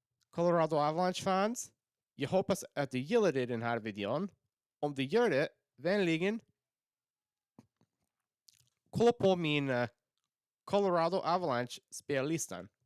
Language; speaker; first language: Swedish; non-native, learner; English